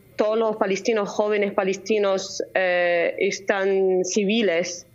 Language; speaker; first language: Spanish; non-native, fluent; Arabic